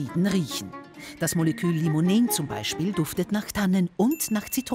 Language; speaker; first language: German; native; German